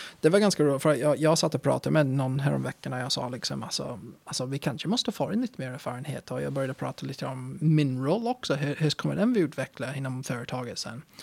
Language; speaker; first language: Swedish; non-native, fluent; English